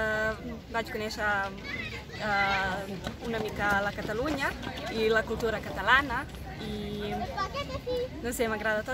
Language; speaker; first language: Catalan; non-native, learner; Serbian